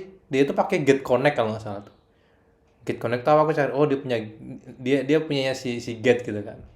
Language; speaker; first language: Indonesian; native; Indonesian